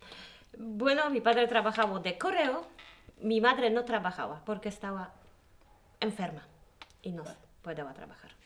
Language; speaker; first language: Spanish; non-native, learner; Polish